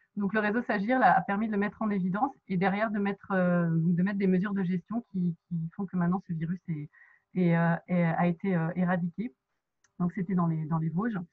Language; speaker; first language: French; native; French